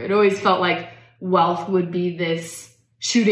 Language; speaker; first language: English; native; English